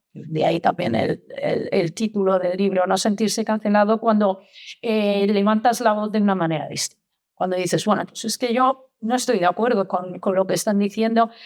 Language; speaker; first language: Spanish; non-native, fluent; Italian